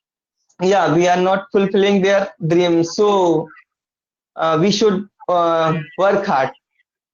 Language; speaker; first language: English; non-native, learner; Hindi